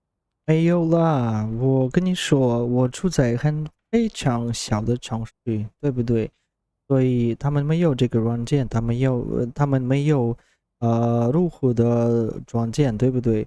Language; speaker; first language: Chinese; non-native, learner; Russian